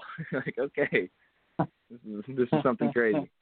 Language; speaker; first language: English; native; English